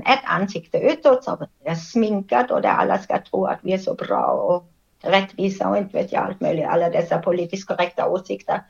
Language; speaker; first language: Swedish; non-native, fluent; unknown